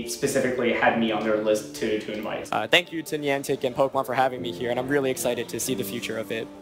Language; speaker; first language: English; native; English